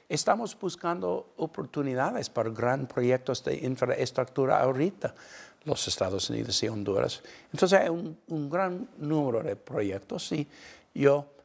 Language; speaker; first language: Spanish; non-native, fluent; English